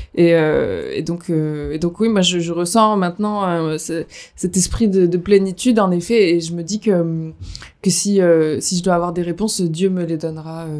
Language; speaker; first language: French; native; French